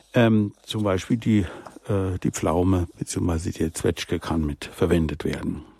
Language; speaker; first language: German; native; German